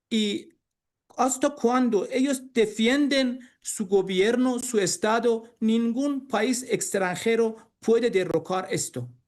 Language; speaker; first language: Spanish; non-native, learner; Persian